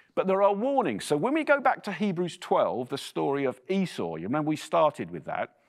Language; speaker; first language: English; native; English